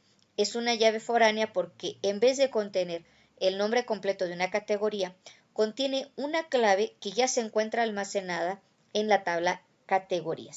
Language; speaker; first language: Spanish; native; Spanish